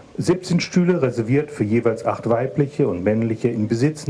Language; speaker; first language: German; native; German